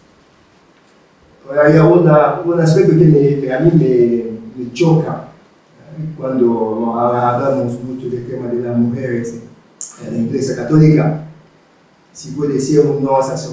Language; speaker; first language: Spanish; non-native, fluent; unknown